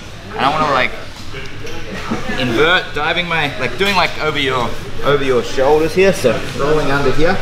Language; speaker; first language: English; native; English